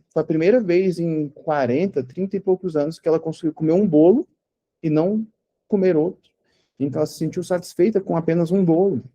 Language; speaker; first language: Portuguese; native; Portuguese